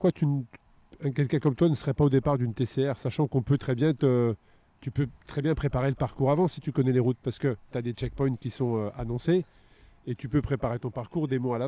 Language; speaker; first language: French; native; French